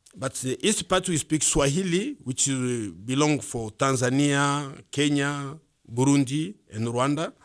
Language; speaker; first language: English; non-native, learner; Swahili